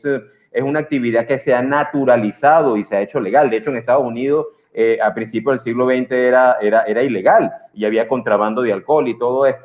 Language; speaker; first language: Spanish; native; Spanish